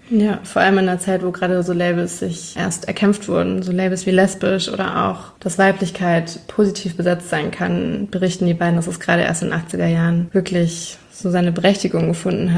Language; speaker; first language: German; native; German